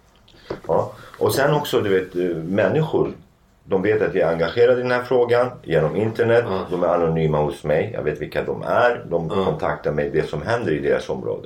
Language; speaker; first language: Swedish; non-native, fluent; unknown